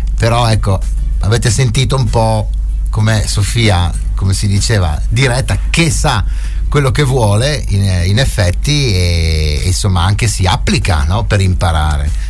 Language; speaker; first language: Italian; native; Italian